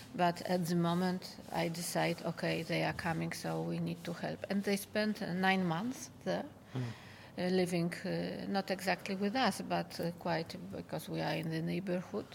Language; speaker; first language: English; non-native, fluent; Polish